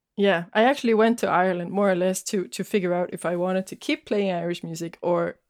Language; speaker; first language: English; non-native, fluent; Danish